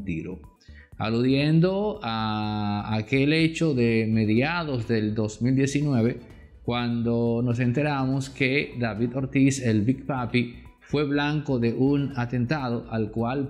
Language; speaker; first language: Spanish; native; Spanish